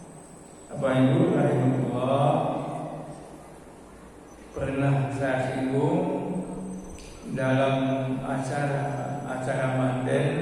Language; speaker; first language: Indonesian; native; Indonesian